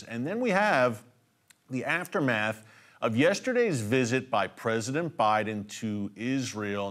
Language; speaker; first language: English; native; English